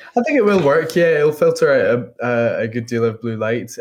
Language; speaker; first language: English; native; English